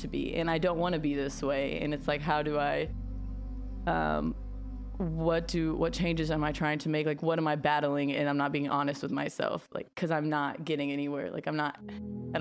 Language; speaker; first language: English; native; English